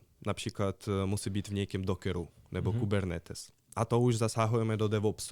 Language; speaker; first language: Czech; non-native, fluent; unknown